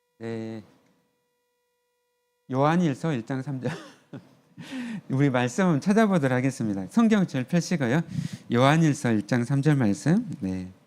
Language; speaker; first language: Korean; native; Korean